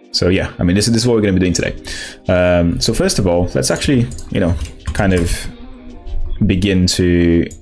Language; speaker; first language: English; non-native, fluent; Portuguese